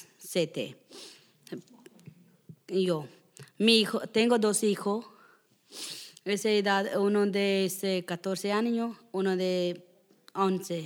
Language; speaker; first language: Spanish; non-native, learner; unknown